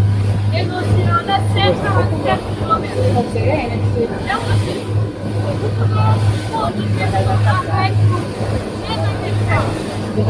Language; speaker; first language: French; non-native, learner; Malagasy